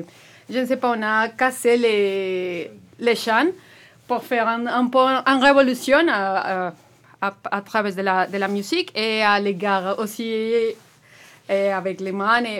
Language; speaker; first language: French; non-native, learner; Spanish